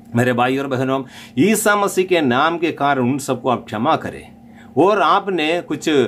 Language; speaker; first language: Hindi; non-native, local second language; Malayalam